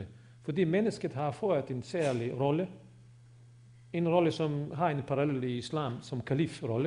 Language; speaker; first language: Swedish; non-native, fluent; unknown